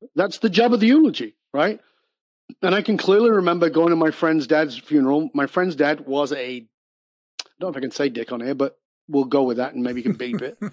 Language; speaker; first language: English; native; English